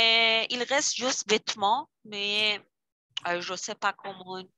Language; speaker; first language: French; non-native, learner; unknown